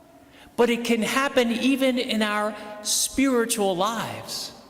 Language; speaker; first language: English; native; English